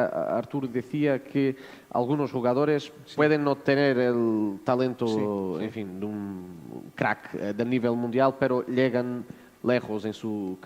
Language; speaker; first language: Spanish; non-native, fluent; Portuguese